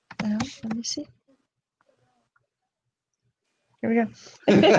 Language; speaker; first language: English; native; English